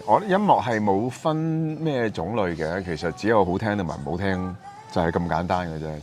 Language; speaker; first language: Cantonese; native; Cantonese